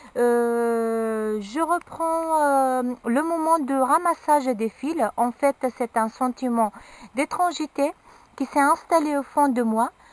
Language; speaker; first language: French; non-native, local second language; Arabic